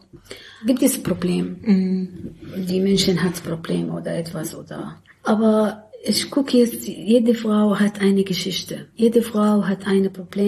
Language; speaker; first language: German; non-native, learner; Arabic